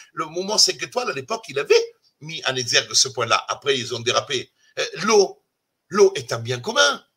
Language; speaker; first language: French; non-native, fluent; Italian